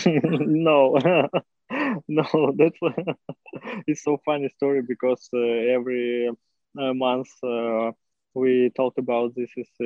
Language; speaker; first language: English; non-native, learner; Russian